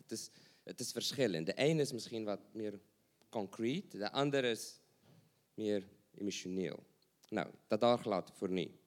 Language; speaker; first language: Dutch; non-native, learner; English